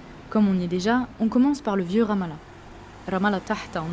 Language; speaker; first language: French; native; French